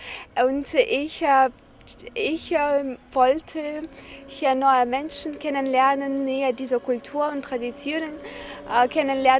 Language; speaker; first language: German; non-native, learner; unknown